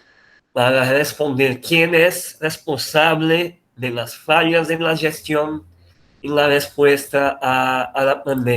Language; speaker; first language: Spanish; non-native, fluent; Portuguese